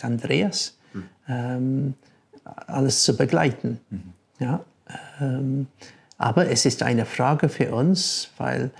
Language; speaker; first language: German; non-native, fluent; English